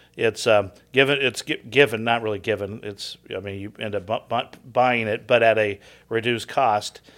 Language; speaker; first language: English; native; English